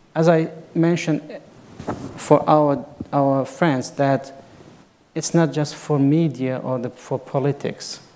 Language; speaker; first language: English; non-native, fluent; Kurdish